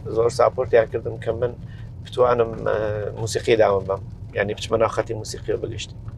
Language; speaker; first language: Central Kurdish; native; Central Kurdish